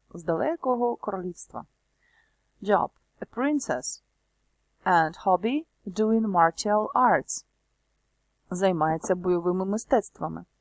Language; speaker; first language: Ukrainian; native; Ukrainian